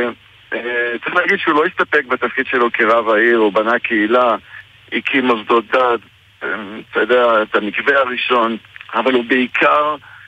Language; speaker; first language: Hebrew; native; Hebrew